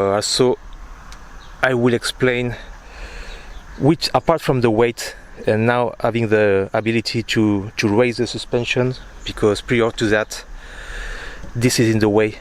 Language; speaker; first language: English; non-native, fluent; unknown